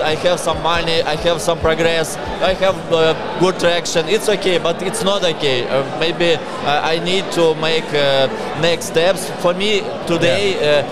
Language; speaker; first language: English; non-native, learner; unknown